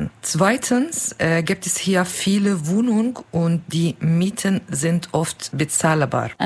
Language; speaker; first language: German; non-native, learner; Kurdish